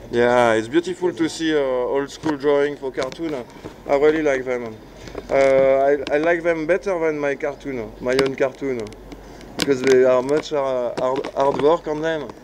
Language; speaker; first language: English; non-native, learner; French